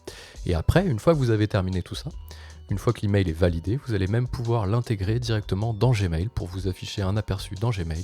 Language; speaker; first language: French; native; French